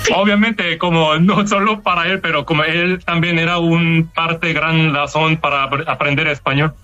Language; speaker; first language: Spanish; non-native, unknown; Korean